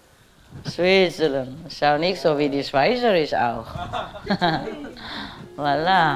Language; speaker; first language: German; non-native, learner; Vietnamese